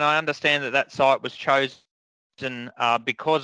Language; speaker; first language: English; native; English